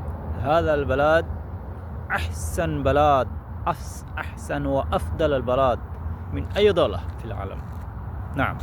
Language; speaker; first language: Arabic; non-native, learner; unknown